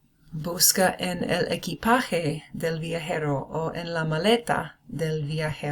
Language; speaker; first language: Spanish; non-native, fluent; English